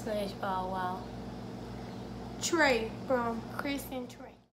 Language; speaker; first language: English; native; English